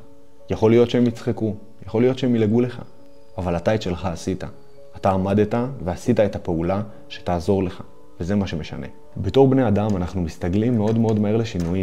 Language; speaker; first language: Hebrew; native; Hebrew